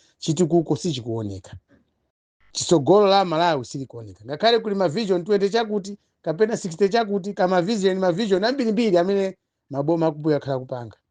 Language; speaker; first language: Nyanja; non-native, local second language; Tumbuka